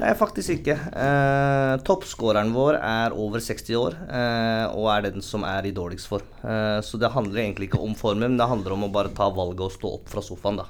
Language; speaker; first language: Norwegian; native; Norwegian